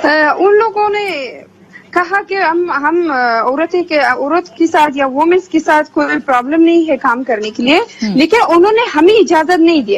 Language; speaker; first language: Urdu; non-native, fluent; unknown